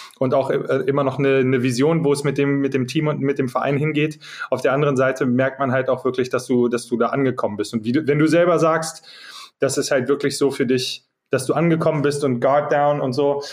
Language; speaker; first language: German; native; German